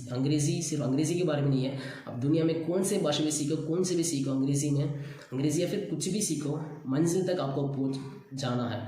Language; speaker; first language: Hindi; non-native, local second language; Tamil